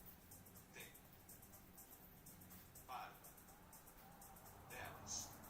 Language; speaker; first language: Portuguese; non-native, learner; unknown